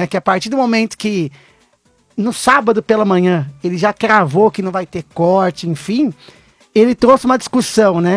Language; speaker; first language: Portuguese; native; Portuguese